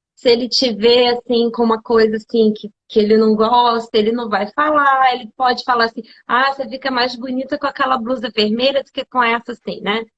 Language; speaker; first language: Portuguese; native; Portuguese